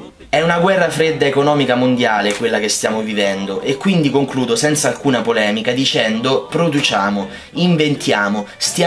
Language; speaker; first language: Italian; native; Italian